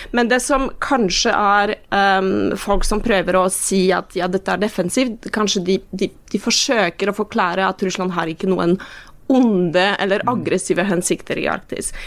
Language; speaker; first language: Norwegian; non-native, fluent; Polish